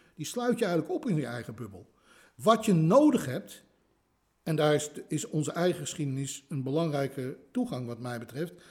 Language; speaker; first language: Dutch; native; Dutch